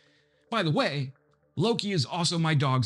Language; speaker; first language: English; native; English